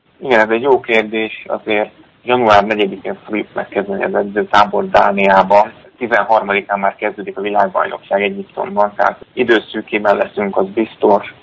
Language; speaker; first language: Hungarian; native; Hungarian